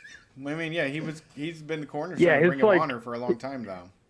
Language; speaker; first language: English; native; English